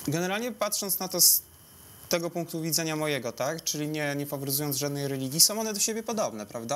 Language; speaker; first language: Polish; native; Polish